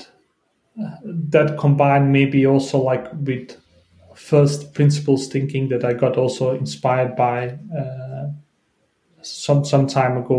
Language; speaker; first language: English; non-native, fluent; Bosnian